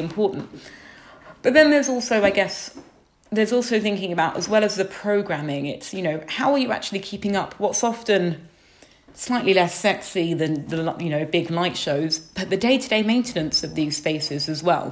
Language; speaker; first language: English; native; English